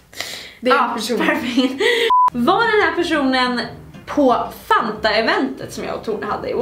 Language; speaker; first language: Swedish; native; Swedish